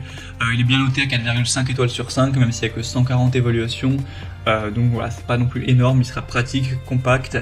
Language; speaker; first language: French; native; French